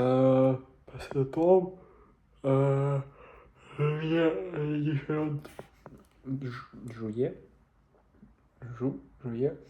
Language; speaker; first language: French; non-native, learner; Russian